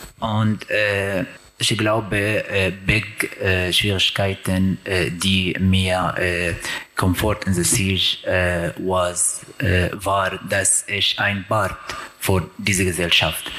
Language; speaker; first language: German; non-native, learner; Arabic